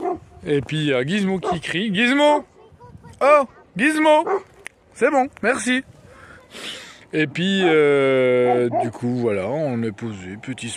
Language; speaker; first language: French; native; French